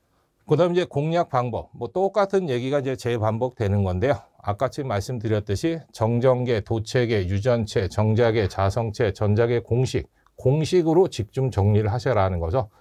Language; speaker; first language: Korean; native; Korean